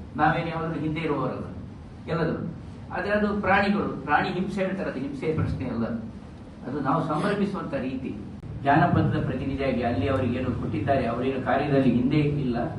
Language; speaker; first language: Kannada; non-native, local second language; Tulu